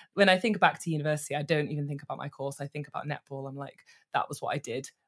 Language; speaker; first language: English; native; English